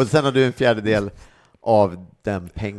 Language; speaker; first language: Swedish; native; Swedish